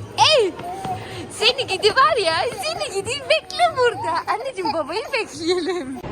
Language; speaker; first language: Turkish; early bilingual, heritage; Turkish